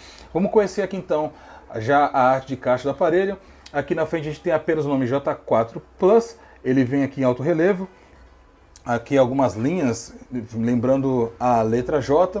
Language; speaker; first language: Portuguese; native; Portuguese